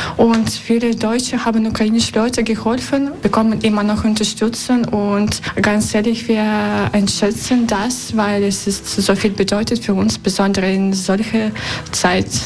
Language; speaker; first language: German; non-native, learner; Russian